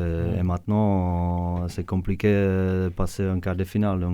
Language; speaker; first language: French; non-native, fluent; Czech